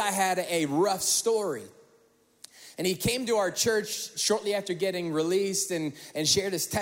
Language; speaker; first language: English; native; English